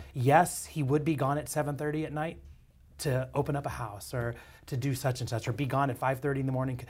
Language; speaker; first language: English; native; English